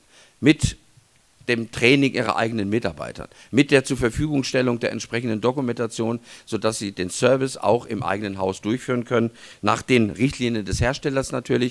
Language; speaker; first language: German; native; German